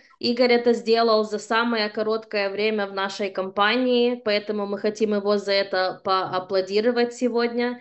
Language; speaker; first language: Russian; early bilingual, heritage; Russian